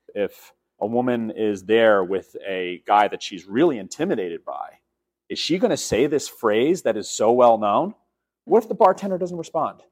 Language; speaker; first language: English; native; English